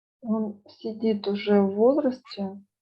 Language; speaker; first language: Russian; native; Russian